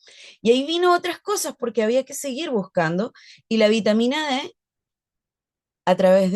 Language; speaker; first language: Spanish; native; Spanish